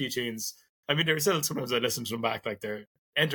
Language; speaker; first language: English; native; English